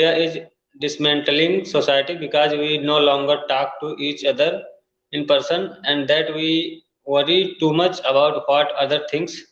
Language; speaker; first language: English; non-native, fluent; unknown